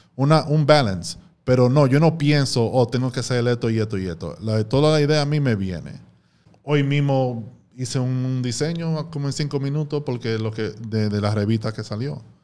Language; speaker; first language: Spanish; early bilingual, heritage; Spanish